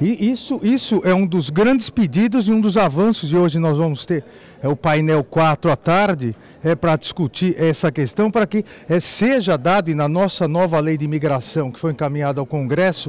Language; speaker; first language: Portuguese; native; Portuguese